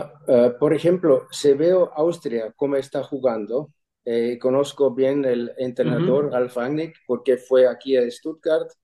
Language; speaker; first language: Spanish; non-native, fluent; German